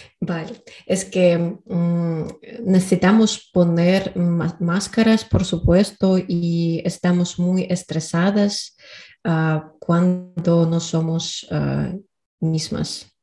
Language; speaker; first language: Spanish; non-native, learner; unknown